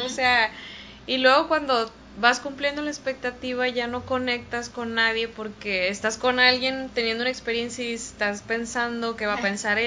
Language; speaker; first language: Spanish; native; Spanish